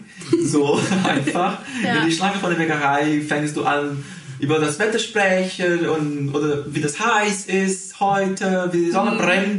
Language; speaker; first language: German; early bilingual, heritage; Portuguese